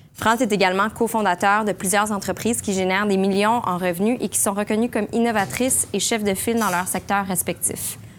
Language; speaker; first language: French; native; French